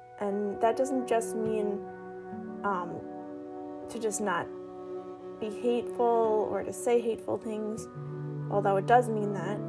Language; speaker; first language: English; native; English